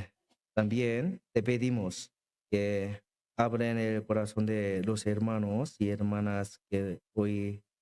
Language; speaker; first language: Spanish; non-native, learner; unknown